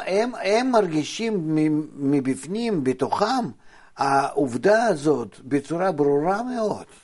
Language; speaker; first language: Hebrew; non-native, fluent; Russian